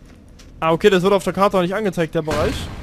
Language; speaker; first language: German; native; German